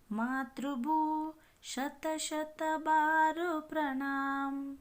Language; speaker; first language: Hindi; non-native, local second language; Kannada